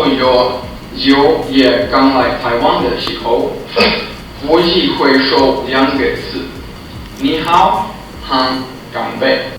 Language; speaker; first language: Chinese; non-native, learner; Swedish